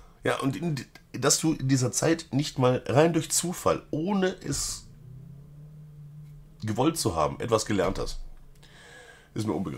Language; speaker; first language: German; native; German